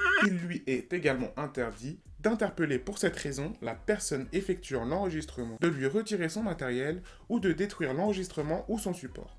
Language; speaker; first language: French; native; French